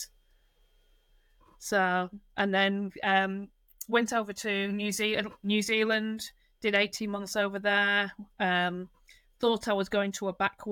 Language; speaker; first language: English; native; English